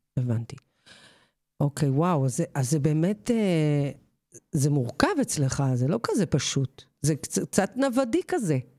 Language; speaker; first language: Hebrew; native; Hebrew